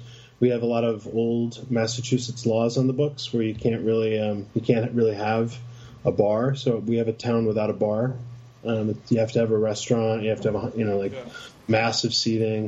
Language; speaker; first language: English; native; English